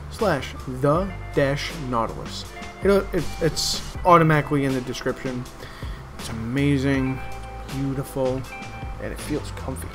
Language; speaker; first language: English; native; English